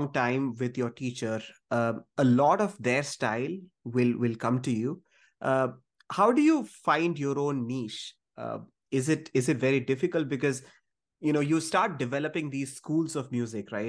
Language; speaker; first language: English; non-native, local second language; Malayalam